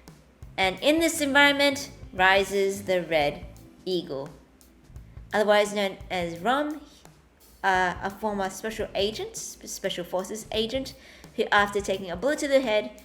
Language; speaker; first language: English; native; English